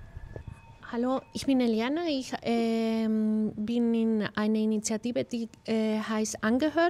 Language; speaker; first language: German; non-native, learner; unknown